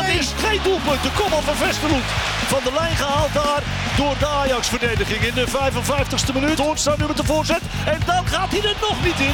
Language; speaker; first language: Dutch; native; Dutch